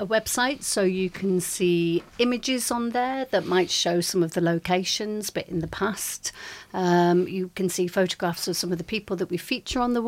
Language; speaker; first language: English; native; English